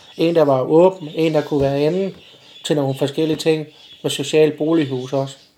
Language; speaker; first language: Danish; native; Danish